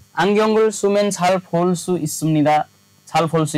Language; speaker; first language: Korean; non-native, fluent; Nepali